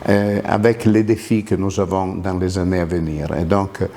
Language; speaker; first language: French; non-native, local second language; Italian